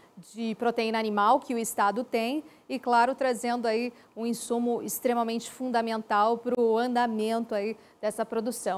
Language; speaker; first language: Portuguese; native; Portuguese